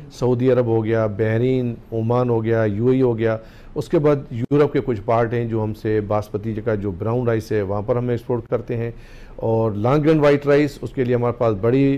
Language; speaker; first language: Urdu; native; Urdu